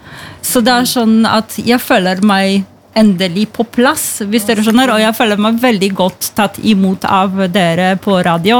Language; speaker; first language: Norwegian; non-native, fluent; Polish